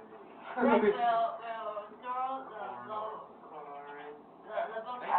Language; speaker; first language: English; non-native, learner; Chinese